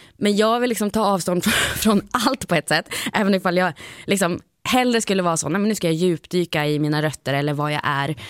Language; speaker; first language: Swedish; native; Swedish